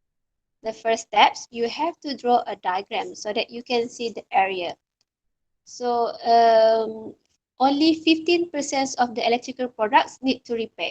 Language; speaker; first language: English; non-native, local second language; Malay